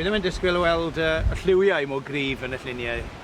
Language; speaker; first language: Welsh; native; Welsh